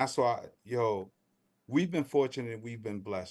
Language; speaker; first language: English; native; English